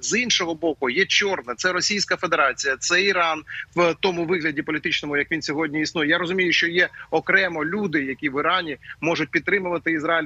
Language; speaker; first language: Ukrainian; native; Ukrainian